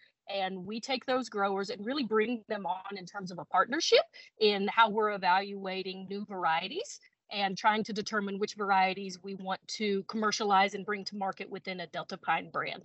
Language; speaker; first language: English; native; English